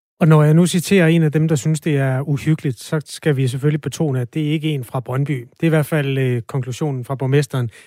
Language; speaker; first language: Danish; native; Danish